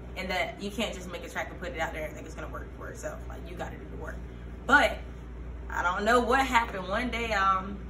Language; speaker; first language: English; native; English